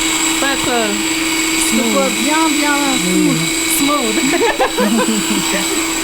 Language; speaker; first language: French; native; French